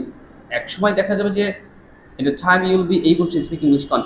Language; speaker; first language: English; non-native, fluent; Bangla